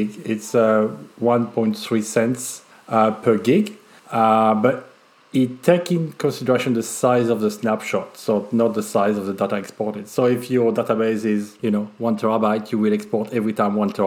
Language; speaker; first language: English; non-native, fluent; French